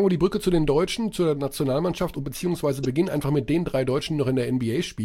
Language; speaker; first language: German; native; German